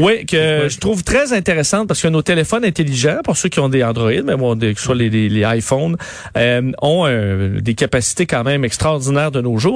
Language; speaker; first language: French; native; French